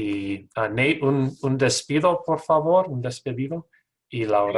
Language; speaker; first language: Spanish; non-native, learner; English